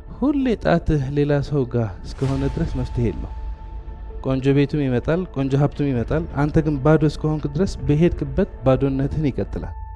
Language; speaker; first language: Amharic; non-native, local second language; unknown